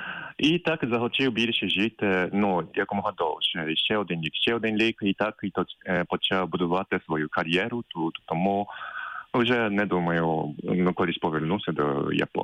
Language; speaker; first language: Ukrainian; non-native, fluent; Japanese